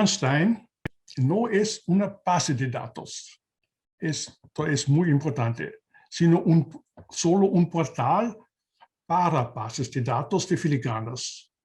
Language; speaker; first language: Spanish; non-native, learner; German